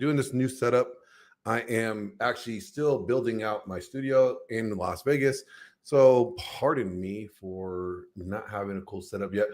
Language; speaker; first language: English; native; English